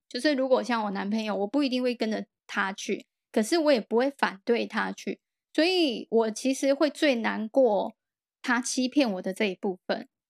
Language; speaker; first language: Chinese; native; Chinese